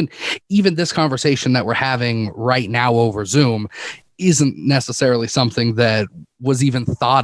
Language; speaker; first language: English; native; English